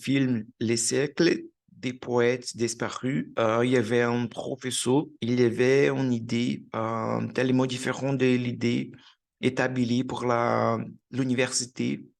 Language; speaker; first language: French; non-native, learner; Portuguese